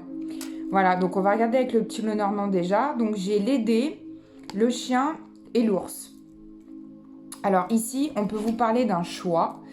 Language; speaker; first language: French; native; French